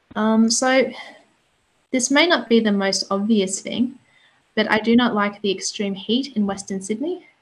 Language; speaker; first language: English; native; English